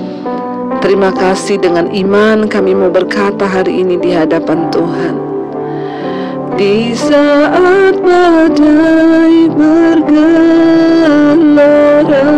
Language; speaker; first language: Indonesian; native; Indonesian